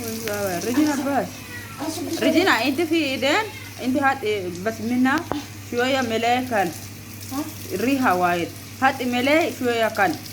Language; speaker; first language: Arabic; non-native, learner; Filipino